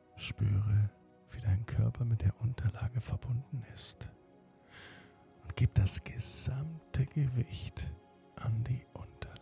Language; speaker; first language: German; native; German